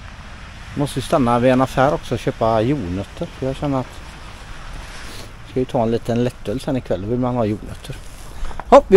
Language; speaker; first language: Swedish; native; Swedish